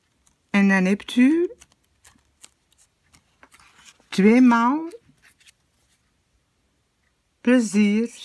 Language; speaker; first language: Dutch; native; Dutch